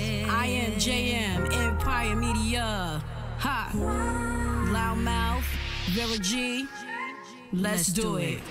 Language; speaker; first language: English; native; English